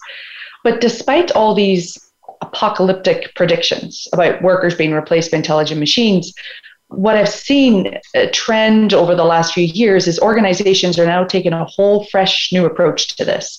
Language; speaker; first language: English; native; English